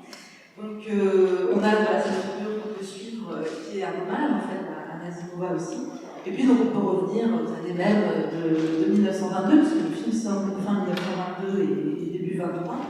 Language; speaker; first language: French; native; French